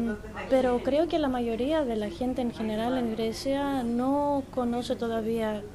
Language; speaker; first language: Spanish; non-native, fluent; Greek